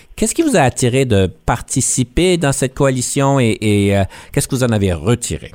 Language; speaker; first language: French; native; French